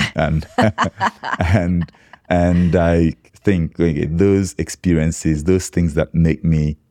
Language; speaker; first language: English; non-native, local second language; Igbo